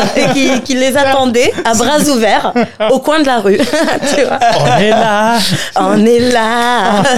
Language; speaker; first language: French; non-native, local second language; Arabic